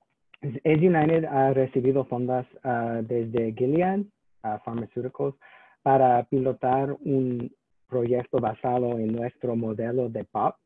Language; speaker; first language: Spanish; non-native, learner; English